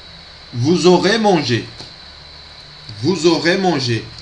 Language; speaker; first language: French; non-native, fluent; Portuguese